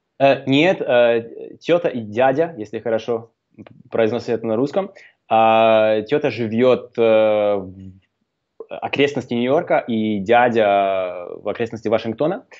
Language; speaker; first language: Russian; non-native, fluent; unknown